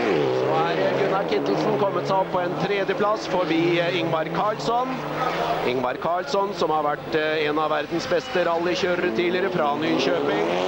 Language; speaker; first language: Norwegian; native; Norwegian